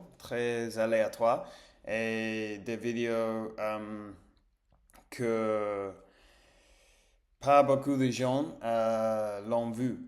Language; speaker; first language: French; non-native, learner; English